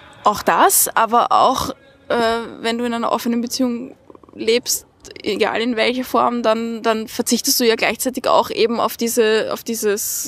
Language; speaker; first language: German; native; German